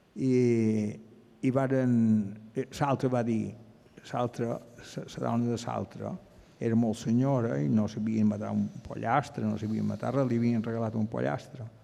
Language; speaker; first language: Catalan; native; Catalan